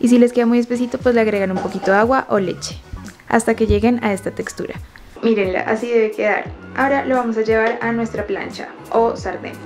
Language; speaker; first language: Spanish; native; Spanish